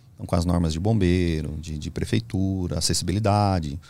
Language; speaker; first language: Portuguese; native; Portuguese